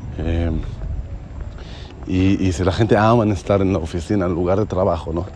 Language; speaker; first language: Spanish; non-native, fluent; Hebrew